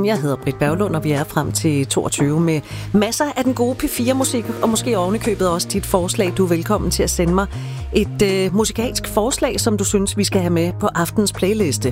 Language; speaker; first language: Danish; native; Danish